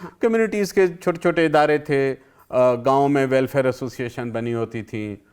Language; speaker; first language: Urdu; non-native, local second language; Sindhi